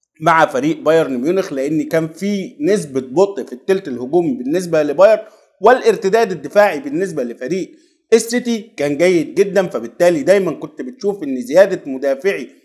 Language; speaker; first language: Arabic; native; Arabic